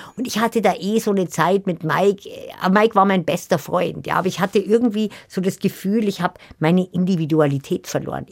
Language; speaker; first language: German; native; German